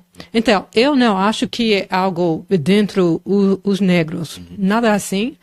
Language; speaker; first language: Portuguese; non-native, fluent; English